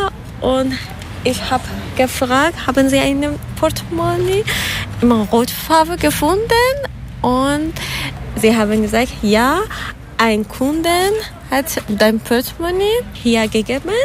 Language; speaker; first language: German; non-native, learner; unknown